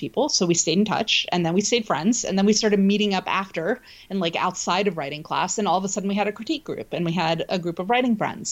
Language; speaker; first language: English; native; English